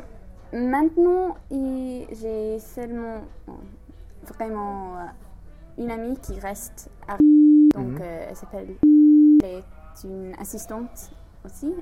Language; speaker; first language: French; non-native, fluent; English